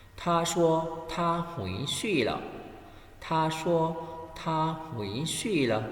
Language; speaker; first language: Chinese; non-native, fluent; Thai